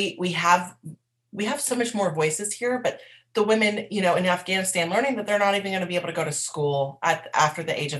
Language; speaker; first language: English; native; English